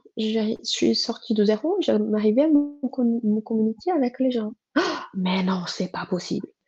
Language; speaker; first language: French; non-native, fluent; Portuguese